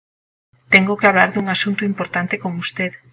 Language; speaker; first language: Spanish; non-native, learner; English